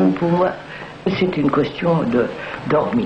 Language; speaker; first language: French; non-native, fluent; Telugu